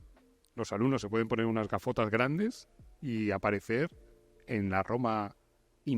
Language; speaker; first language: Spanish; native; Spanish